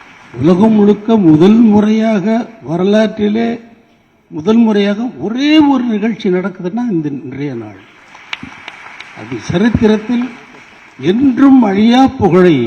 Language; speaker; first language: Tamil; native; Tamil